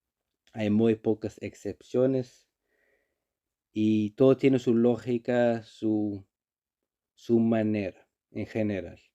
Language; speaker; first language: Spanish; non-native, learner; Icelandic